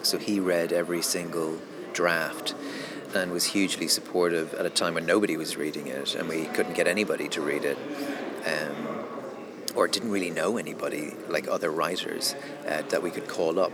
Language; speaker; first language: English; native; English